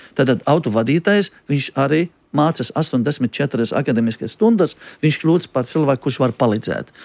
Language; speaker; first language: Latvian; non-native, fluent; Arabic